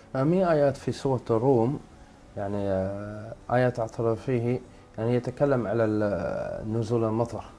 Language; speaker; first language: Arabic; non-native, fluent; Dutch